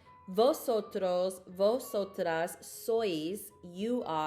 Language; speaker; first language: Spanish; non-native, learner; English